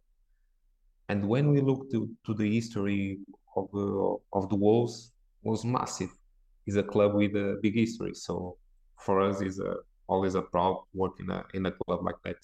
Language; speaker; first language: English; non-native, fluent; Portuguese